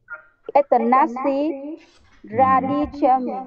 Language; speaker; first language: Russian; non-native, learner; Vietnamese